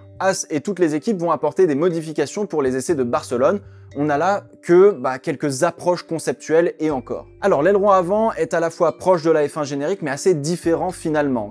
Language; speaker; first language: French; native; French